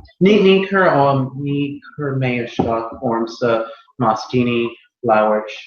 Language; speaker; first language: Irish; non-native, learner; English